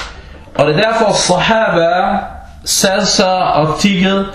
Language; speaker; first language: Danish; early bilingual, other home language; Arabic